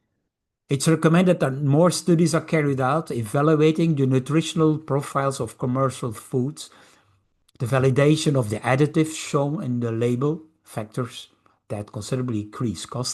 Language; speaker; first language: English; non-native, fluent; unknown